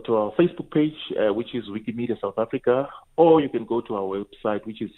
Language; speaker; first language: English; non-native, local second language; Swati